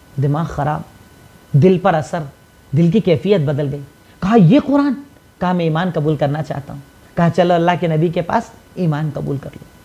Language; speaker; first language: Hindi; native; Hindi